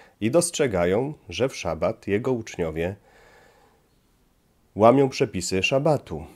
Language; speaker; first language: Polish; native; Polish